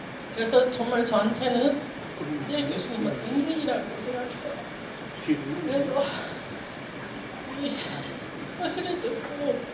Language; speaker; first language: Korean; non-native, fluent; Chinese